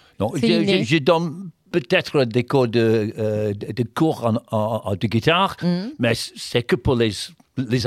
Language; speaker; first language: French; non-native, fluent; English